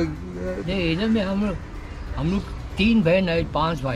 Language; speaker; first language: Hindi; non-native, local second language; Chinese